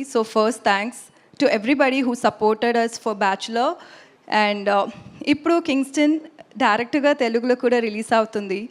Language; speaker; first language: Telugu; non-native, learner; Tamil